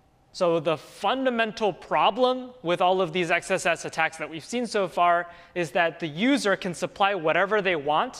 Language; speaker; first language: English; native; English